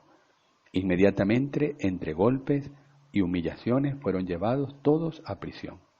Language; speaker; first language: Spanish; native; Spanish